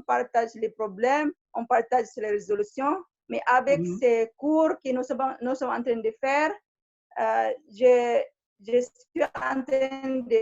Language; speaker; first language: French; non-native, fluent; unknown